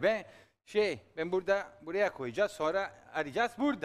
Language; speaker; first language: Turkish; non-native, learner; Italian